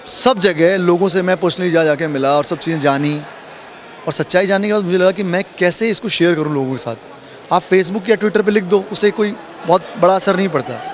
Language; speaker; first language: Hindi; native; Hindi